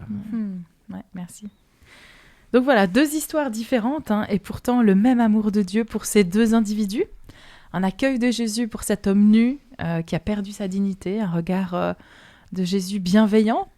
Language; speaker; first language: French; native; French